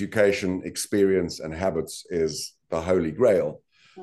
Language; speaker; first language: English; native; English